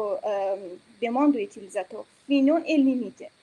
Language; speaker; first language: French; non-native, fluent; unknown